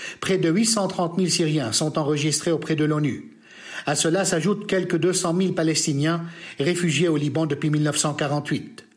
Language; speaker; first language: French; non-native, local second language; Arabic